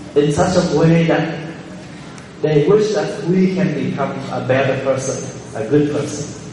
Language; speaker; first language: English; non-native, fluent; Vietnamese